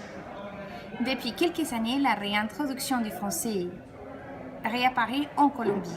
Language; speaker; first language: French; non-native, fluent; Spanish